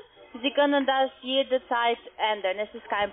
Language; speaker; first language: German; non-native, learner; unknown